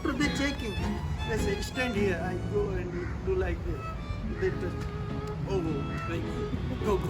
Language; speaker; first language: English; non-native, learner; Hindi